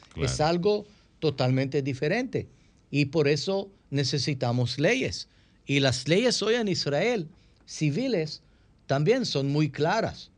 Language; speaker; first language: Spanish; non-native, fluent; Hebrew